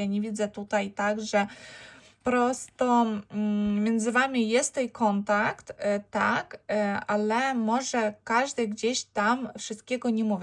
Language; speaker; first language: Polish; non-native, learner; Ukrainian